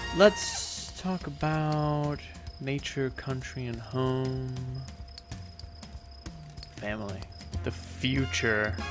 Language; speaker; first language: English; native; English